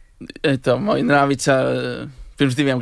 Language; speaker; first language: Russian; non-native, learner; Latvian